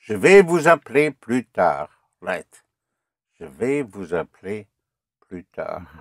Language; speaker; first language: French; non-native, fluent; English